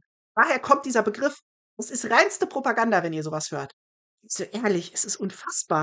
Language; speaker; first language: German; native; German